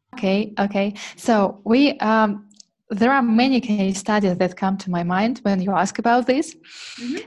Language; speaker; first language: English; non-native, fluent; Russian